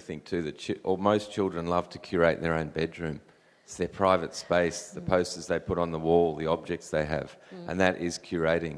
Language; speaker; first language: English; native; English